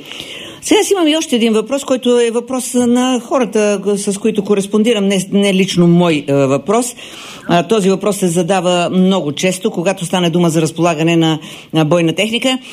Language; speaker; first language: Bulgarian; native; Bulgarian